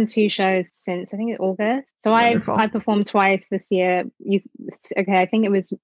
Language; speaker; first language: English; native; English